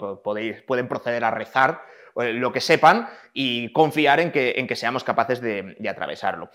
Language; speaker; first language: Spanish; native; Spanish